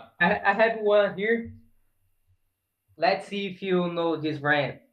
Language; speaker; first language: English; non-native, learner; Portuguese